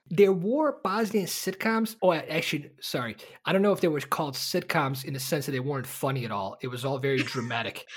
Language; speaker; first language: English; early bilingual, other home language; Bosnian